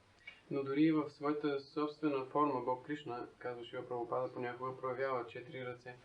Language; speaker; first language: Bulgarian; native; Bulgarian